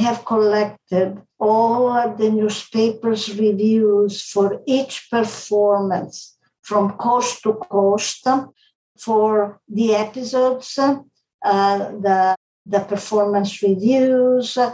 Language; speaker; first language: English; non-native, fluent; Italian